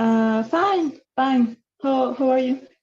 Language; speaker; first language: English; non-native, learner; Spanish